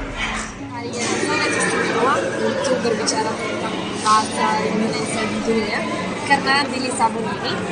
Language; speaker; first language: Indonesian; non-native, fluent; Italian